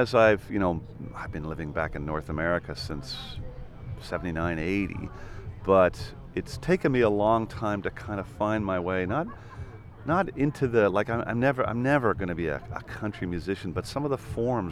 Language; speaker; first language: English; native; English